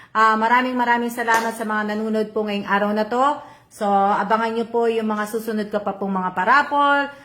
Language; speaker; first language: Filipino; native; Filipino